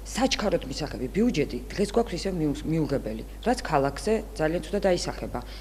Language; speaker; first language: Georgian; native; Georgian